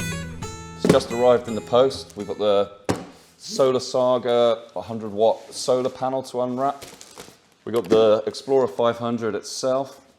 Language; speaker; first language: English; native; English